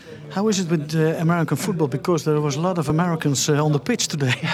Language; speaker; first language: English; non-native, fluent; Dutch